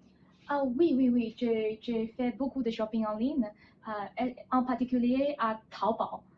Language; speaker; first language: French; non-native, learner; Chinese